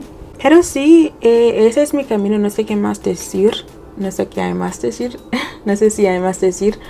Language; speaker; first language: Spanish; non-native, fluent; English